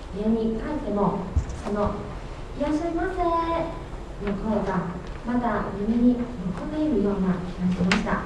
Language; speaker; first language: Japanese; non-native, fluent; Chinese